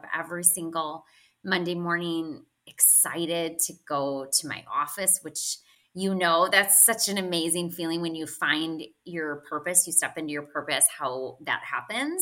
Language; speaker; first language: English; native; English